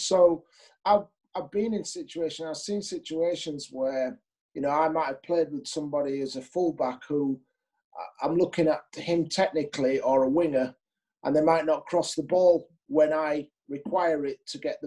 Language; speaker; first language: English; native; English